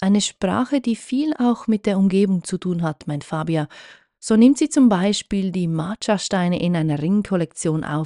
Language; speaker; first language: German; native; German